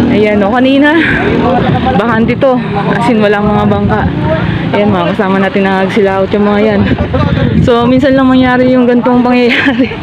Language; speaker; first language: Filipino; native; Filipino